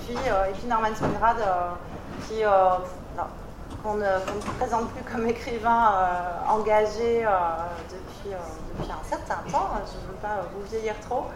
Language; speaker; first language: French; native; French